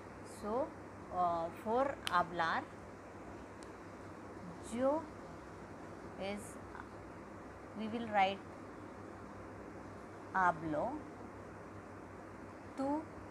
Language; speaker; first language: Spanish; non-native, learner; Hindi